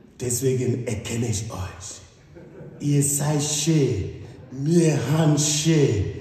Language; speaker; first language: German; non-native, fluent; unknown